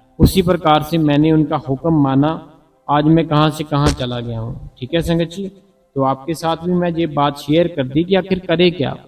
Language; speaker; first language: Hindi; non-native, local second language; Punjabi